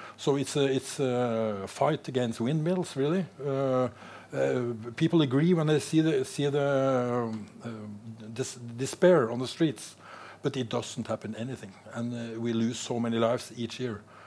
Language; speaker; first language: English; non-native, fluent; Norwegian